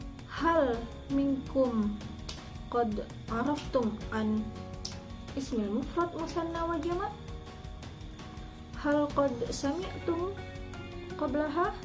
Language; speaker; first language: Arabic; non-native, learner; Indonesian